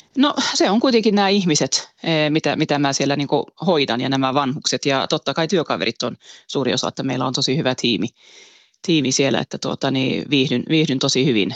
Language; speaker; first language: Finnish; early bilingual, heritage; Finnish